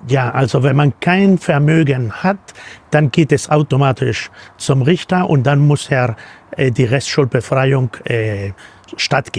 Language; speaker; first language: German; non-native, fluent; Spanish